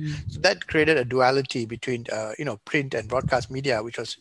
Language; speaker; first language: English; non-native, local second language; Tamil